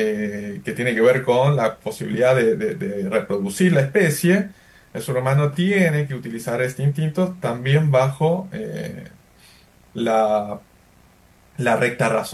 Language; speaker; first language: Spanish; native; Spanish